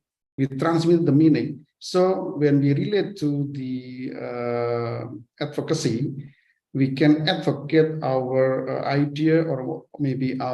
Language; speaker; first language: English; non-native, fluent; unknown